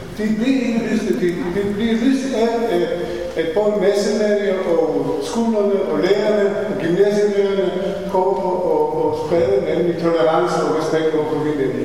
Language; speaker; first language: Danish; non-native, learner; Polish